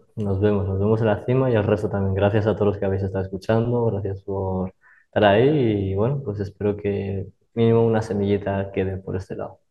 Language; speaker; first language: Spanish; early bilingual, other home language; Arabic